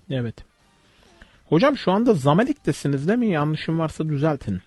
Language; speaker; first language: Turkish; native; Turkish